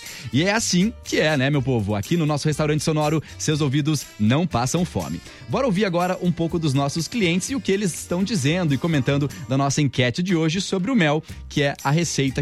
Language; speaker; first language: Portuguese; native; Portuguese